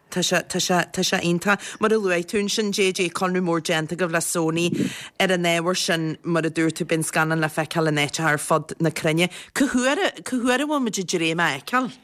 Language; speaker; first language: Irish; native; Irish